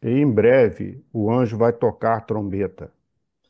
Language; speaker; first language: Portuguese; native; Portuguese